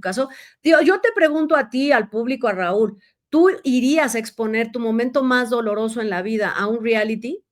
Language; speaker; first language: Spanish; native; Spanish